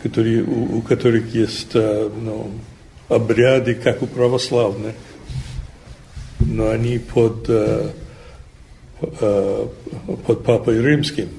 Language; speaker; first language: Russian; non-native, fluent; English